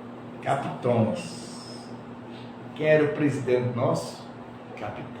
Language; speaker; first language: Portuguese; native; Portuguese